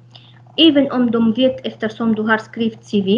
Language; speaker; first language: Swedish; non-native, fluent; Arabic